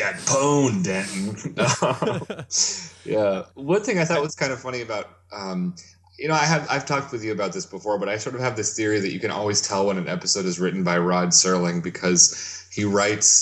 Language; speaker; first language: English; native; English